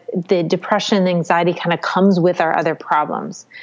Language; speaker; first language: English; native; English